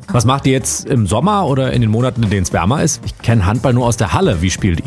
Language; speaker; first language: German; native; German